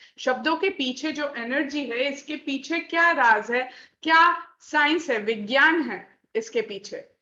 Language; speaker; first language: Hindi; non-native, local second language; Bangla